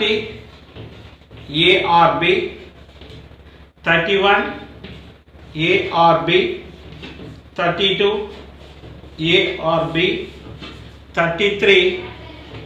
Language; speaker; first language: English; non-native, local second language; Telugu